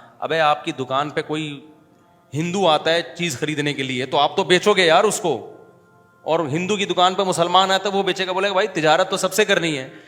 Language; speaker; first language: Urdu; native; Urdu